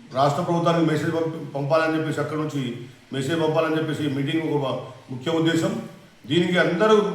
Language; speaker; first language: Telugu; non-native, local second language; Lambadi